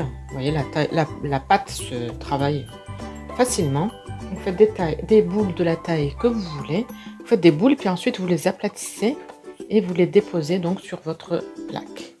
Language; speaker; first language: French; native; French